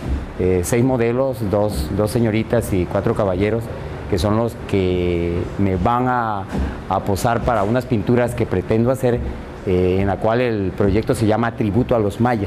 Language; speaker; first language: Spanish; native; Spanish